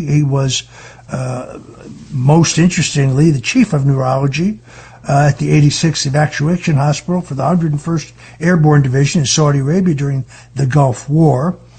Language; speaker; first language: English; native; English